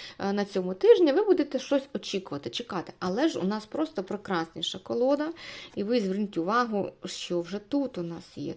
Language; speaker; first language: Ukrainian; non-native, local second language; Russian